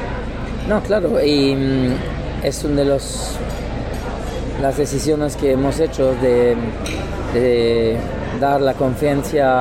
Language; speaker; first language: Spanish; non-native, learner; French